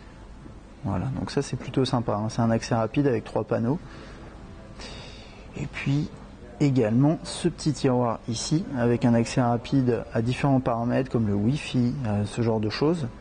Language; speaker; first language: French; native; French